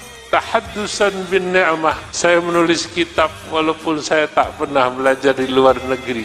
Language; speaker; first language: Indonesian; native; Indonesian